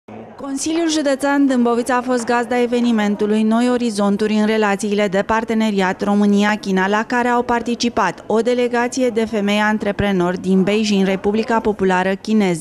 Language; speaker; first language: Romanian; native; Romanian